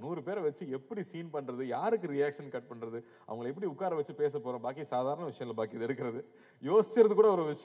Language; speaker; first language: Tamil; native; Tamil